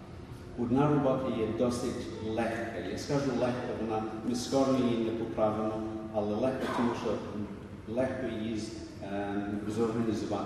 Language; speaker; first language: Ukrainian; early bilingual, other home language; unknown